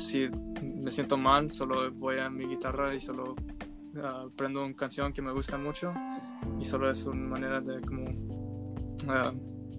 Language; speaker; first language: Spanish; non-native, learner; English